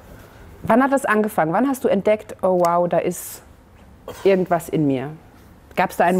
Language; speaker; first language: German; native; German